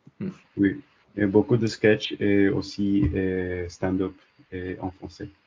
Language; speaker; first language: French; non-native, learner; English